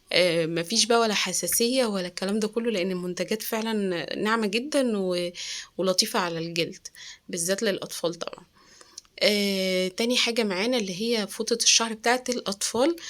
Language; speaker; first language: Arabic; native; Arabic